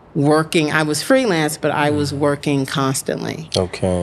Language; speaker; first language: English; native; English